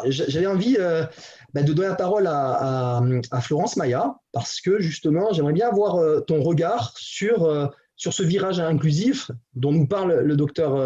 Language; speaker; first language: French; native; French